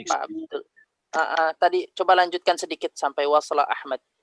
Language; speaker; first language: Indonesian; native; Indonesian